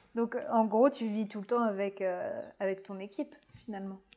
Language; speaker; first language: French; native; French